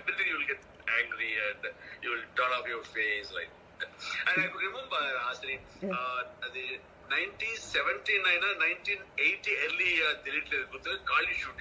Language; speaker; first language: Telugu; native; Telugu